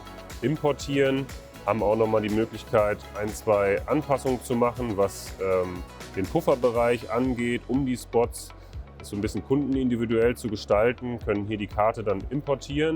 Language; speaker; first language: German; native; German